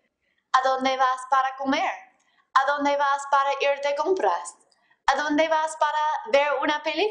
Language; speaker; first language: Spanish; non-native, fluent; English